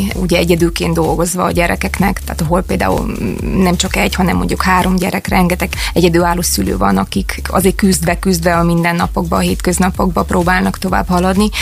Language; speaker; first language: Hungarian; non-native, fluent; Ukrainian